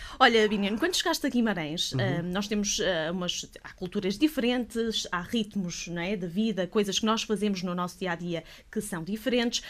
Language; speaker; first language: Portuguese; native; Portuguese